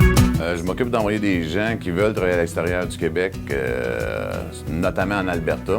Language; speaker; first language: French; native; French